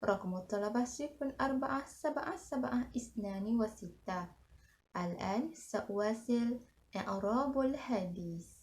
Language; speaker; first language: Arabic; non-native, learner; Malay